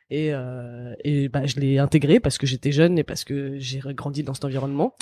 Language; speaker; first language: French; native; French